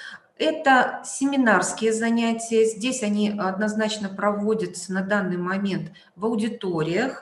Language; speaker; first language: Russian; native; Russian